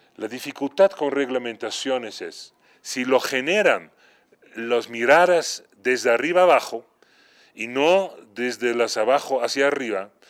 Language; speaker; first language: Spanish; non-native, fluent; Dutch